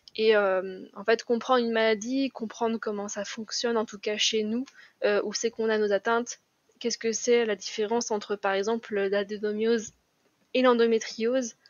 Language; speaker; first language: French; native; French